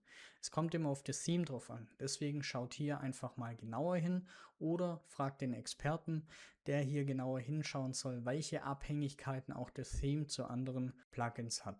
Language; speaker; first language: German; native; German